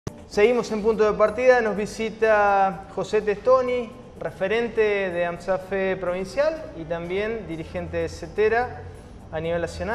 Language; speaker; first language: Spanish; native; Spanish